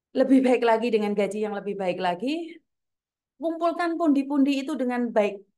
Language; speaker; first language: Indonesian; native; Indonesian